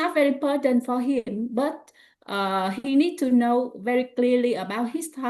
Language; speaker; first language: English; non-native, learner; Vietnamese